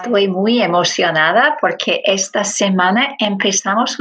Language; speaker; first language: Spanish; non-native, fluent; English